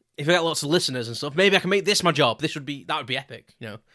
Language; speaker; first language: English; native; English